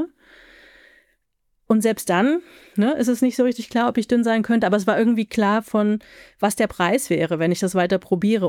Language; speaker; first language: German; native; German